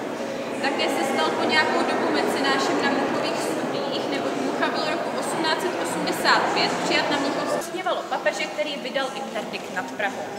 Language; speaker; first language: Czech; native; Czech